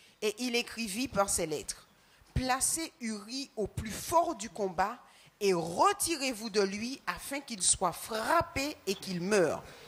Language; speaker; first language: French; native; French